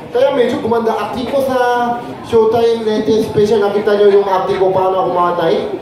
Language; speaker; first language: Filipino; non-native, fluent; Korean